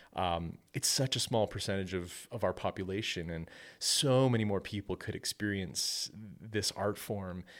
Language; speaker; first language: English; native; English